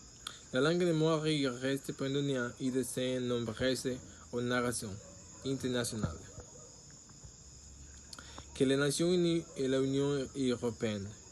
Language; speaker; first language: French; non-native, learner; Spanish